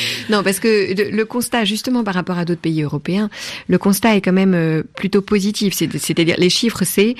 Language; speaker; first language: French; native; French